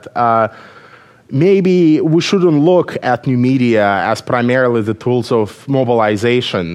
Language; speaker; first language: English; non-native, fluent; Russian